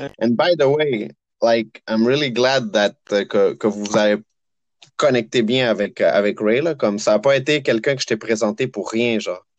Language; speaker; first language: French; early bilingual, other home language; Spanish